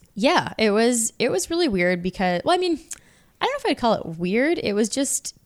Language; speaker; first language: English; native; English